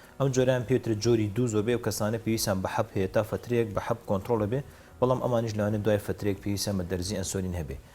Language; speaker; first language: Central Kurdish; native; Central Kurdish